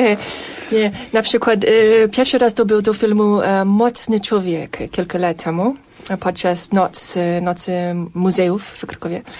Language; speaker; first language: Polish; non-native, fluent; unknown